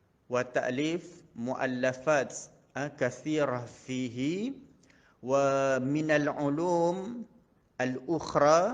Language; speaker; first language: Arabic; non-native, fluent; Malay